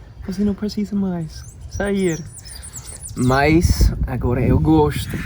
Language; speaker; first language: Portuguese; non-native, learner; English